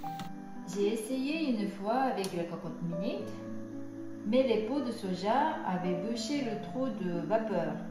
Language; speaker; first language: French; non-native, fluent; Japanese